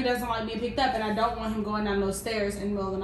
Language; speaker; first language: English; native; English